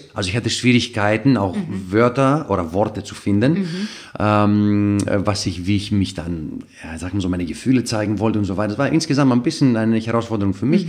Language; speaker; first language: German; non-native, fluent; Greek